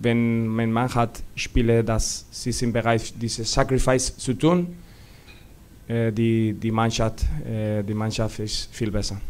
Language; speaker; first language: German; non-native, learner; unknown